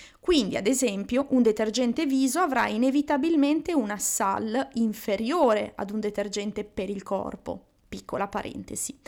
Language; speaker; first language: Italian; native; Italian